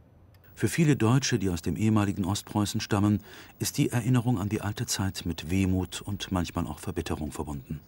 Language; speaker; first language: German; native; German